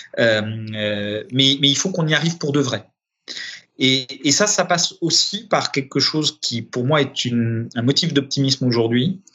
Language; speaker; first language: French; early bilingual, other home language; Romanian